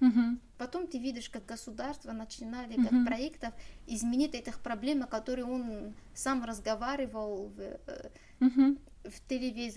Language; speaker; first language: Russian; non-native, learner; Arabic